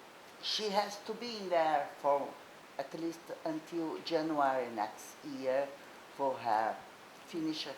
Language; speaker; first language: English; non-native, learner; Portuguese